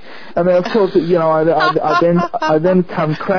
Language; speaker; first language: English; native; English